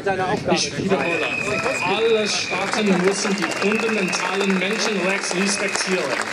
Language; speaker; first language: German; non-native, learner; English